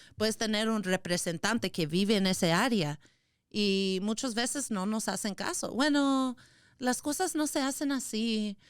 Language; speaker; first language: Spanish; early bilingual, other home language; English